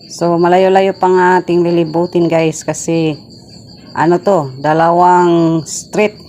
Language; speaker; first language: Filipino; non-native, local second language; Cebuano